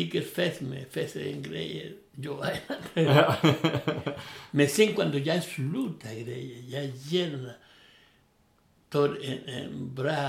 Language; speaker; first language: Swedish; non-native, learner; Spanish